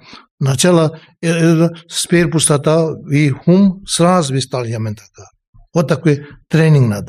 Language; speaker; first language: Russian; non-native, learner; Tibetan